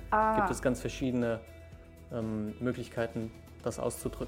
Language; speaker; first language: German; early bilingual, other home language; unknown